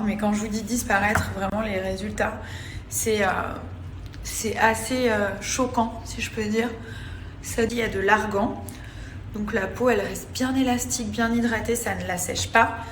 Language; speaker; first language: French; native; French